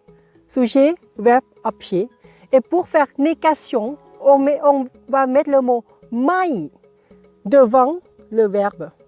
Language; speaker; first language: French; non-native, fluent; Thai